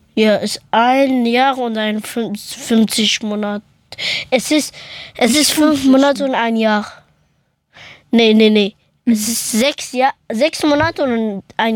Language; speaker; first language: German; early bilingual, other home language; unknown